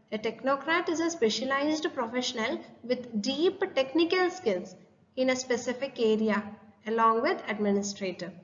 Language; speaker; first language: English; non-native, local second language; Malayalam